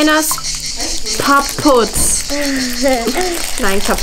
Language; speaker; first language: German; native; German